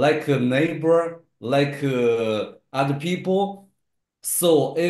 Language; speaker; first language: English; non-native, learner; Chinese